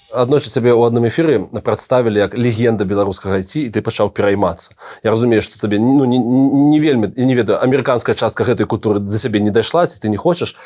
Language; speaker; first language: Belarusian; non-native, local second language; Russian